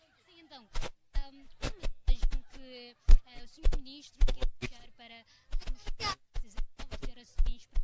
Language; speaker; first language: Portuguese; non-native, local second language; Tetum